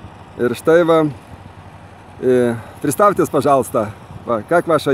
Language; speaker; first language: Russian; non-native, local second language; Lithuanian